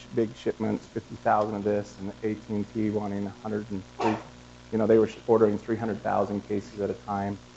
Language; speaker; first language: English; native; English